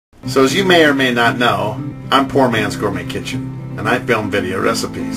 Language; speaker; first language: English; native; English